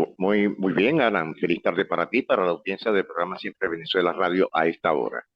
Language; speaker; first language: Spanish; native; Spanish